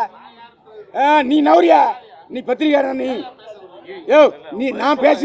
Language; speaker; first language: Tamil; native; Tamil